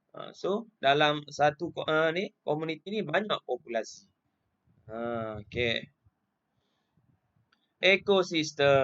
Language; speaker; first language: Malay; native; Malay